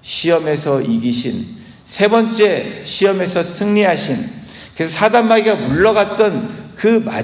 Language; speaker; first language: Korean; native; Korean